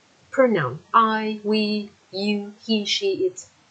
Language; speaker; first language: English; non-native, fluent; Turkish